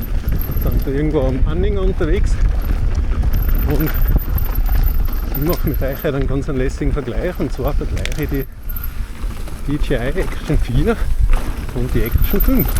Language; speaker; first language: German; native; German